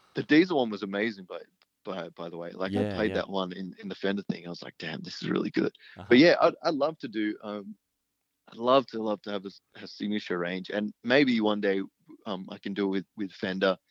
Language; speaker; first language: English; early bilingual, other home language; Hindi